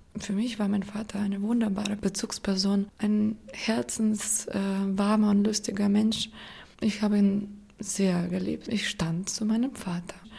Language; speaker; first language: German; non-native, fluent; Russian